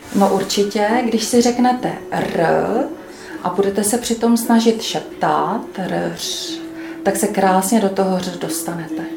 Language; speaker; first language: Czech; native; Czech